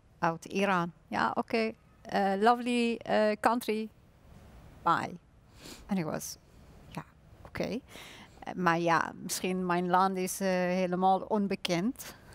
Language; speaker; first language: Dutch; non-native, learner; Persian